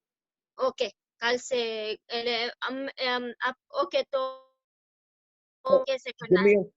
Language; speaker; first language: Hindi; non-native, local second language; Gujarati